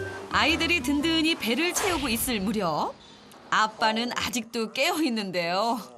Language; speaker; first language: Korean; native; Korean